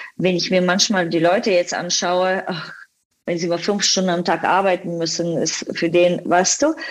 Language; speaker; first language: German; non-native, fluent; Bulgarian